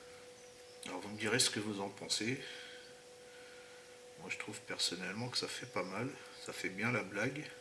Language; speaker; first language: French; native; French